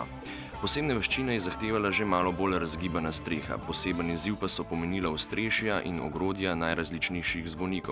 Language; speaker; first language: Slovenian; native; Slovenian